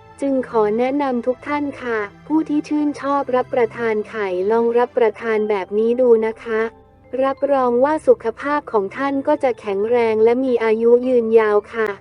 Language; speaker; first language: Thai; native; Thai